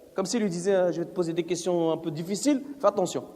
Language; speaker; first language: French; non-native, local second language; Arabic